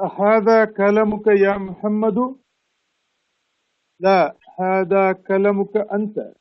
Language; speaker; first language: Arabic; non-native, learner; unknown